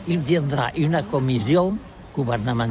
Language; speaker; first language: French; non-native, learner; Catalan